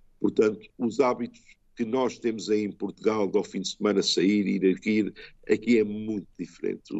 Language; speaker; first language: Portuguese; early bilingual, heritage; Portuguese